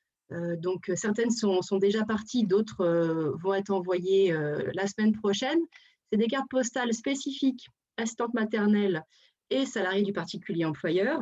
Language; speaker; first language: French; native; French